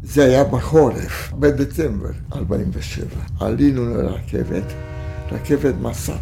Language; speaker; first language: Hebrew; non-native, fluent; Romanian